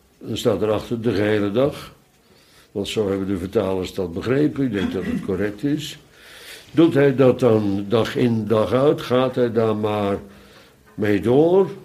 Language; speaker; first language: Dutch; native; Dutch